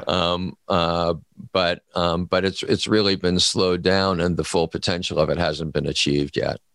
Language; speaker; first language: English; native; English